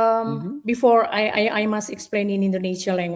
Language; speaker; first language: English; non-native, fluent; Indonesian